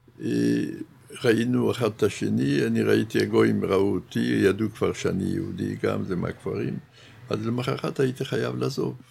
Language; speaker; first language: Hebrew; non-native, fluent; Yiddish